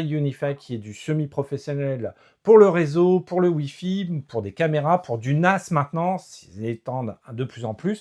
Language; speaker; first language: French; native; French